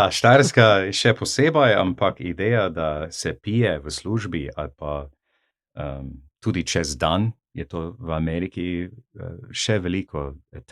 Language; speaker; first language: Slovenian; non-native, fluent; English